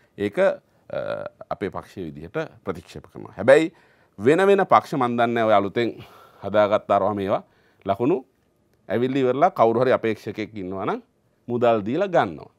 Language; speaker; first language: Sinhala; native; Sinhala